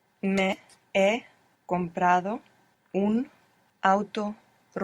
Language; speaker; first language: Spanish; non-native, learner; English